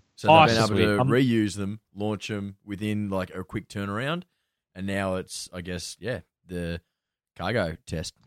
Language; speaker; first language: English; native; English